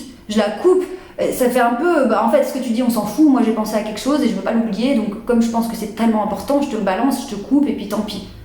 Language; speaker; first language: French; native; French